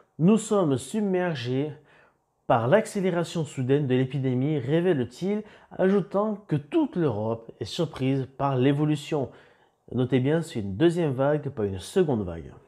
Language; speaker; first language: French; native; French